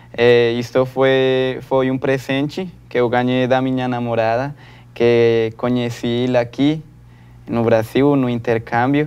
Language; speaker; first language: Portuguese; non-native, learner; Spanish